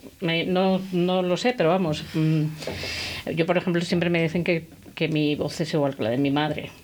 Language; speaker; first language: Spanish; native; Spanish